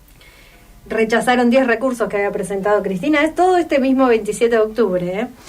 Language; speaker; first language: Spanish; native; Spanish